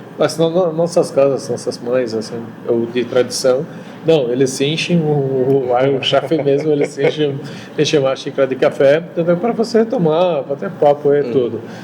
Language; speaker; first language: Portuguese; non-native, fluent; Arabic